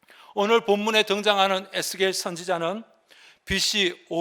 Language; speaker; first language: Korean; native; Korean